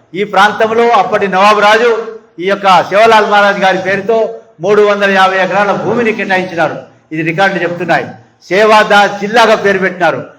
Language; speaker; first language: Telugu; non-native, local second language; Lambadi